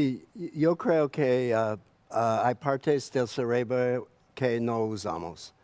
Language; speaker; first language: Spanish; non-native, learner; English